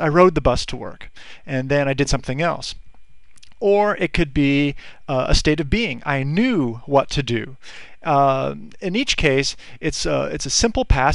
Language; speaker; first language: English; native; English